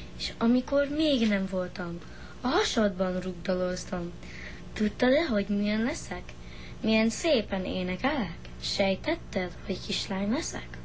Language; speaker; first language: Hungarian; early bilingual, heritage; Hungarian